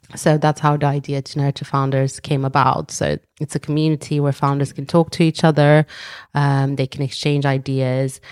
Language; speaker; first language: English; early bilingual, other home language; Romanian